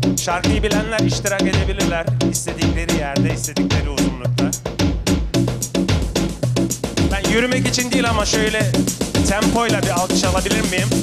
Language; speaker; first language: Turkish; native; Turkish